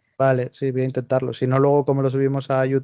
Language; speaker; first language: Spanish; native; Spanish